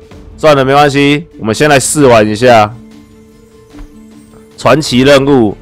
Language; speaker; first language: Chinese; native; Chinese